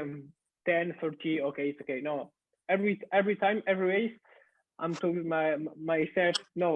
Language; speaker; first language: English; non-native, learner; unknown